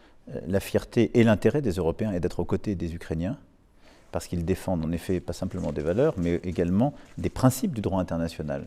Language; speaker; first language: French; native; French